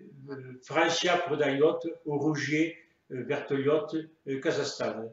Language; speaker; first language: Russian; non-native, fluent; French